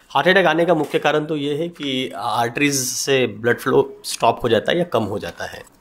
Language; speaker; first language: Hindi; non-native, local second language; Marathi